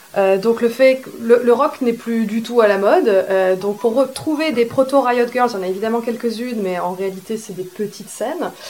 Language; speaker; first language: French; native; French